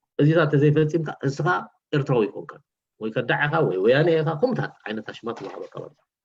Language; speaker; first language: Tigrinya; native; Tigrinya